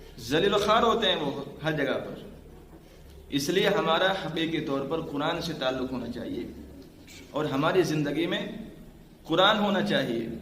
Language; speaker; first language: Urdu; native; Urdu